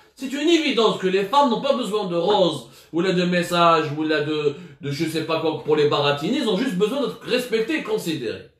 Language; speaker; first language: French; non-native, local second language; Arabic